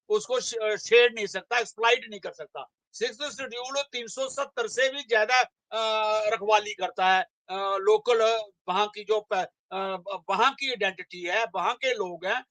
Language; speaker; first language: Hindi; non-native, local second language; Dogri